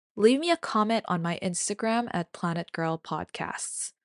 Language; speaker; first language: English; non-native, local second language; Filipino